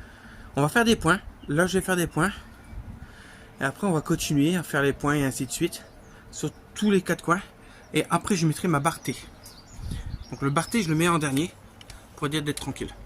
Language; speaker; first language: French; native; French